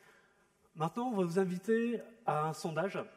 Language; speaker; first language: French; native; French